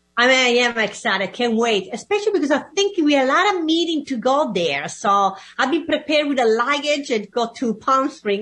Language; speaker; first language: English; non-native, fluent; Italian